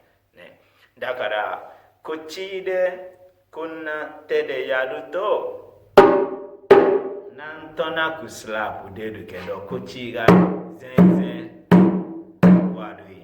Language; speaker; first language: Japanese; non-native, fluent; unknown